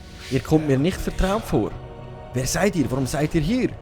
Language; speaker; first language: German; native; German